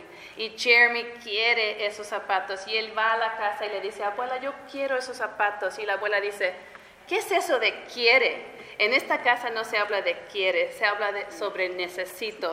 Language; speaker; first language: Spanish; early bilingual, heritage; Spanish